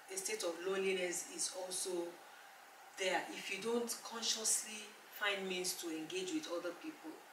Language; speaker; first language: English; non-native, local second language; Yoruba